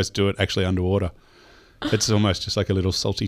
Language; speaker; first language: English; native; English